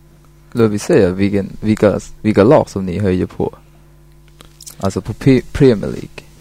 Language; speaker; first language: Swedish; non-native, fluent; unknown